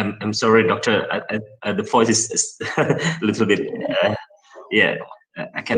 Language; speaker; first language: English; non-native, fluent; Indonesian